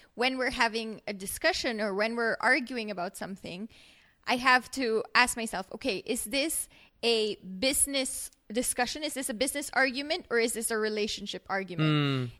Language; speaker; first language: English; non-native, local second language; Filipino